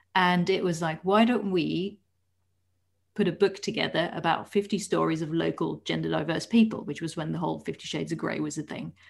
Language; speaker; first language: English; non-native, fluent; Dutch